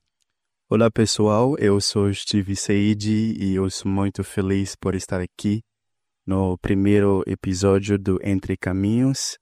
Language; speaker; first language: Portuguese; non-native, fluent; Haitian Creole